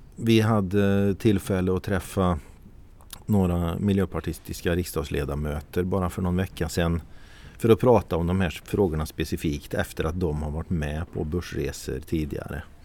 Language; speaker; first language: Swedish; native; Swedish